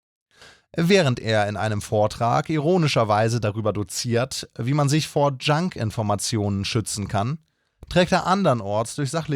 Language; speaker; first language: German; native; German